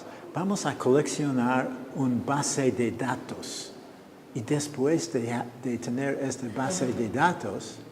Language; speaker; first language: Spanish; non-native, fluent; English